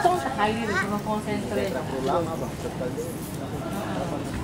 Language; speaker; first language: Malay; non-native, fluent; Japanese